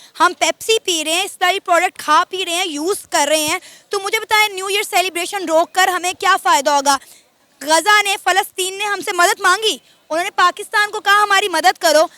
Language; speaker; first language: Urdu; native; Urdu